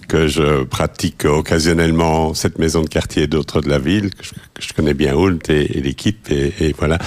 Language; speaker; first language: French; native; French